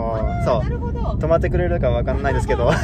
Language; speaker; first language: Japanese; non-native, fluent; French